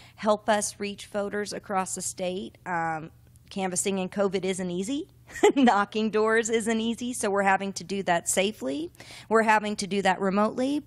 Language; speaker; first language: English; native; English